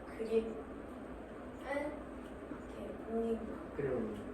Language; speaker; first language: Korean; native; Korean